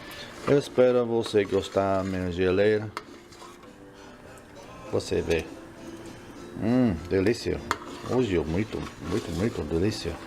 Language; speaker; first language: Portuguese; non-native, learner; English